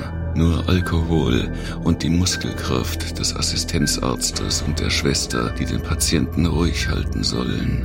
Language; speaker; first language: German; native; German